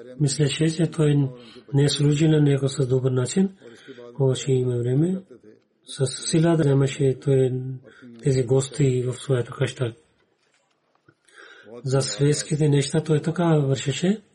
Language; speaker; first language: Bulgarian; non-native, learner; Urdu